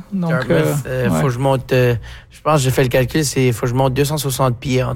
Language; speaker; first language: French; native; French